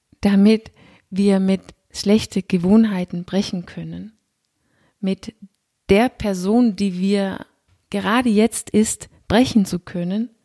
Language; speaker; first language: German; non-native, fluent; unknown